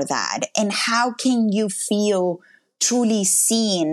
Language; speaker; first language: English; non-native, fluent; Spanish